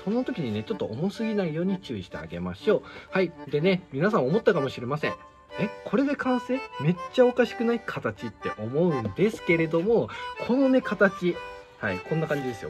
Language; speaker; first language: Japanese; native; Japanese